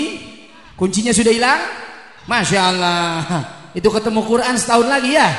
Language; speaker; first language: Indonesian; native; Indonesian